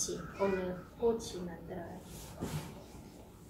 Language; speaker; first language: Korean; non-native, fluent; Khmer